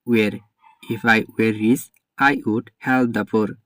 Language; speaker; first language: English; non-native, local second language; Assamese